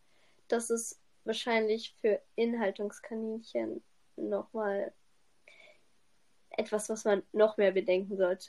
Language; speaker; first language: German; native; German